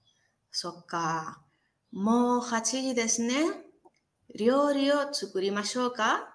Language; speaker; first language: Japanese; non-native, learner; Spanish